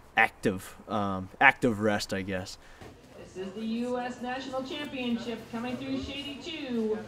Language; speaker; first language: English; native; English